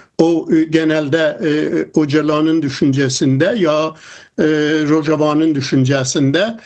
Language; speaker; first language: Turkish; non-native, fluent; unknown